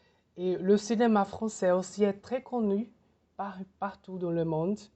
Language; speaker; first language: French; non-native, fluent; Portuguese